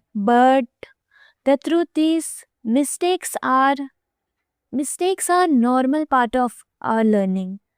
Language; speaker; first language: English; non-native, fluent; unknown